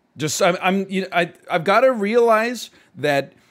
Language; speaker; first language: English; native; English